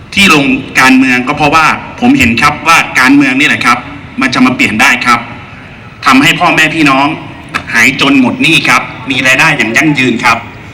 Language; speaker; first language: Thai; native; Thai